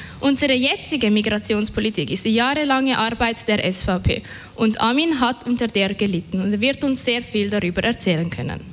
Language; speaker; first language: German; native; German